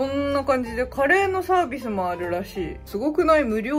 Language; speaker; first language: Japanese; native; Japanese